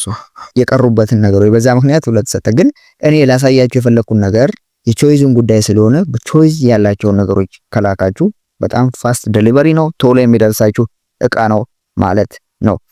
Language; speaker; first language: Amharic; native; Amharic